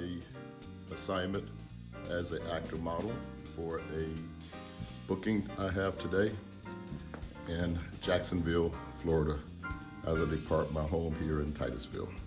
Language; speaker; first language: English; native; English